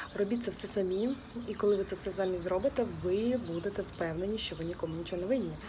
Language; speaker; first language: Ukrainian; native; Ukrainian